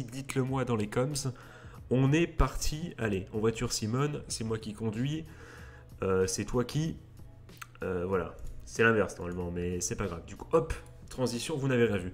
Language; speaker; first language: French; native; French